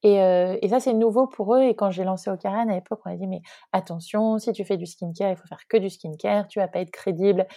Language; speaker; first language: French; native; French